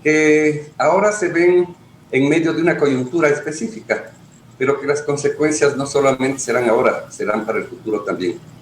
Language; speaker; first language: Spanish; native; Spanish